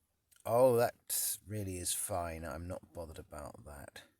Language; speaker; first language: English; native; English